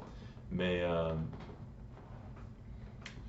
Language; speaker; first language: French; non-native, learner; English